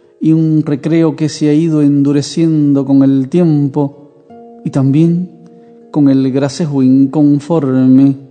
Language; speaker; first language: Spanish; native; Spanish